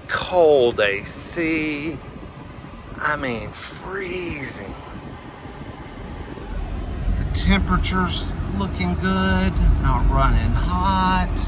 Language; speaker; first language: English; native; English